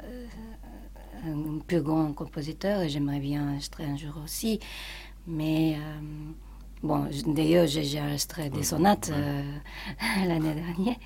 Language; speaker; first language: French; non-native, fluent; Japanese